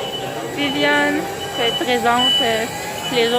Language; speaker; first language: French; native; French